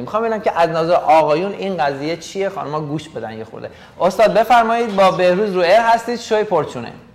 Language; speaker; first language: Persian; native; Persian